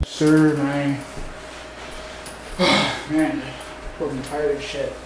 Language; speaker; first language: English; native; English